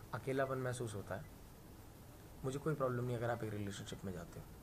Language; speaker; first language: Hindi; native; Hindi